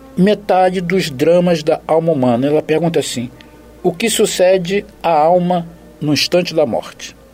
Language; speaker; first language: Portuguese; native; Portuguese